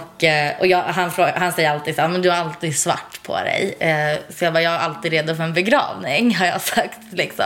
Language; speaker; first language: Swedish; native; Swedish